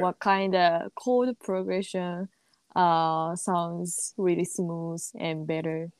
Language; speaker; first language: English; non-native, learner; Japanese